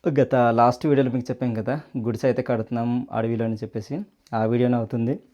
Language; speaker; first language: Telugu; non-native, local second language; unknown